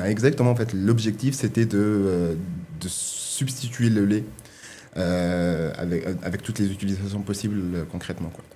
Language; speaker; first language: French; non-native, local second language; Arabic